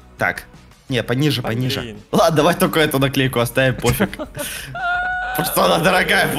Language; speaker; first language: Russian; native; Russian